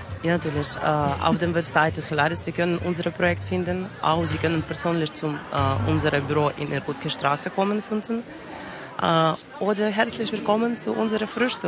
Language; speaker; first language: German; non-native, learner; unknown